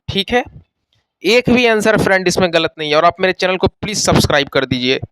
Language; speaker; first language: Hindi; native; Hindi